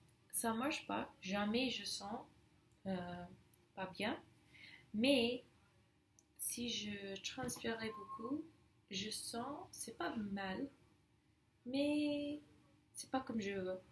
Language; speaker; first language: French; non-native, learner; English